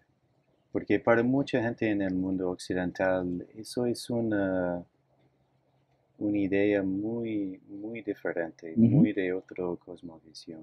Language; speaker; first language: Spanish; non-native, fluent; English